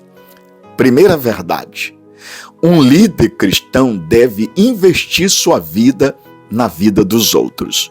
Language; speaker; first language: Portuguese; native; Portuguese